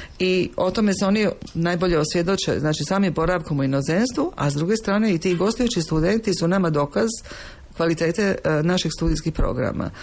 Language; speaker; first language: Croatian; native; Croatian